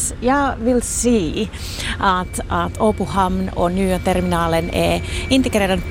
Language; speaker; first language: Swedish; non-native, local second language; Finnish